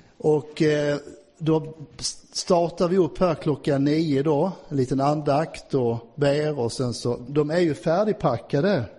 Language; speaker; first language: Swedish; native; Swedish